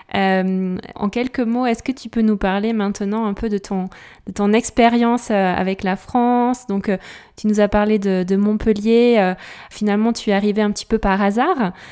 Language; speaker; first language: French; native; French